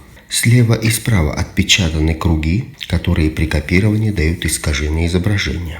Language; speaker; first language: Russian; native; Russian